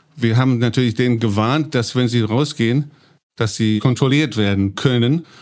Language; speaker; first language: German; non-native, fluent; English